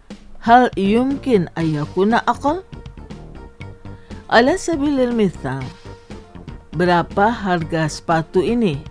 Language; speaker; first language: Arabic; non-native, fluent; Indonesian